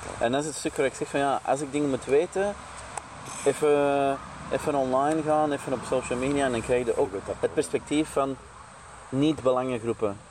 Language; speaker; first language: Dutch; native; Dutch